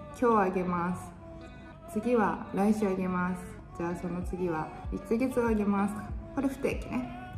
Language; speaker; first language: Japanese; native; Japanese